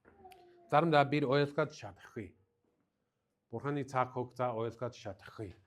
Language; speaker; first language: Mongolian; non-native, learner; English